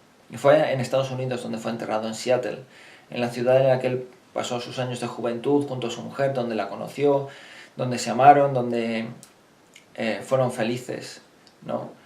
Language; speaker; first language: Spanish; native; Spanish